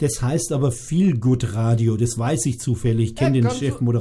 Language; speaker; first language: German; native; German